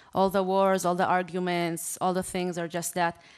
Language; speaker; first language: English; non-native, fluent; Hebrew